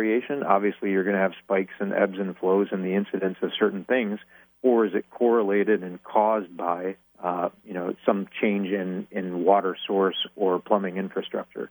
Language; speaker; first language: English; native; English